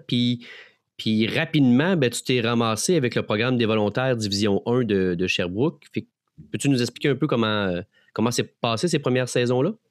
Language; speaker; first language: French; native; French